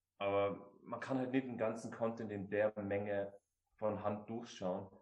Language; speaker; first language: German; native; German